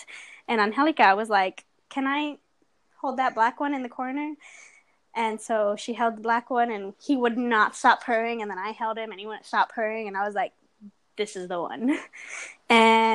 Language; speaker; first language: English; native; English